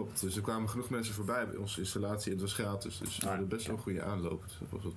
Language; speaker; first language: Dutch; native; Dutch